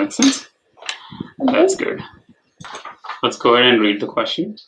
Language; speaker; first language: English; non-native, fluent; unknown